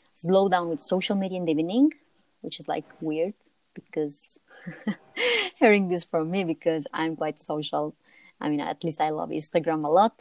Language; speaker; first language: English; non-native, fluent; Italian